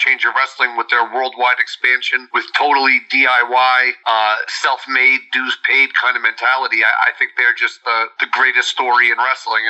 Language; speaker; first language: English; native; English